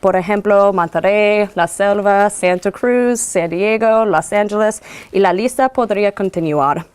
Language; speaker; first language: Spanish; non-native, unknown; English